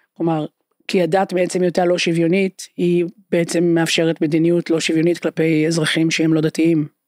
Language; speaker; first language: Hebrew; native; Hebrew